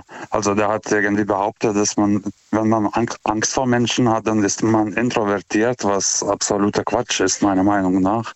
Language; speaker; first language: German; non-native, fluent; Lithuanian